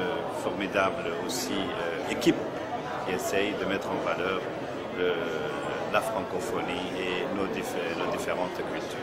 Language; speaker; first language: French; non-native, fluent; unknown